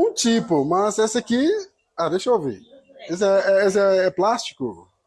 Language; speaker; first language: Portuguese; non-native, learner; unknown